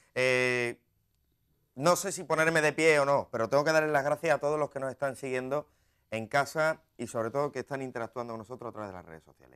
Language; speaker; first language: Spanish; native; Spanish